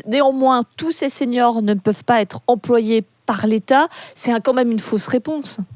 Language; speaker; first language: French; native; French